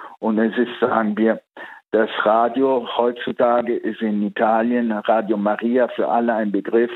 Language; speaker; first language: German; early bilingual, heritage; Italian